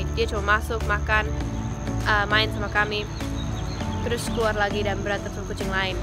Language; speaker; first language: Indonesian; non-native, fluent; English